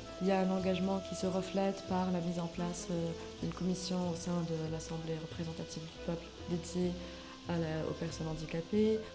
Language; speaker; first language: French; non-native, local second language; Arabic